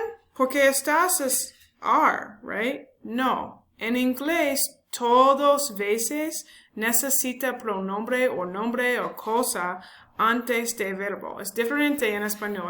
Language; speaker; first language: Spanish; non-native, learner; English